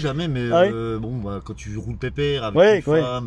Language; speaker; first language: French; native; French